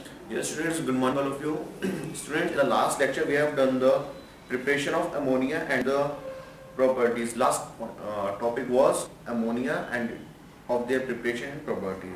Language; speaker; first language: English; non-native, local second language; Hindi